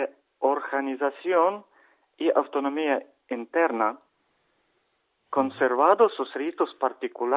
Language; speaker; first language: Spanish; non-native, learner; Ukrainian